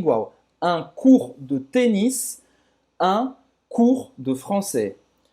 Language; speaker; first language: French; non-native, fluent; Portuguese